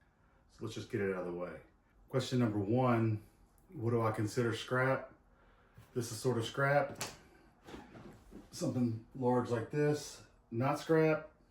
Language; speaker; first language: English; native; English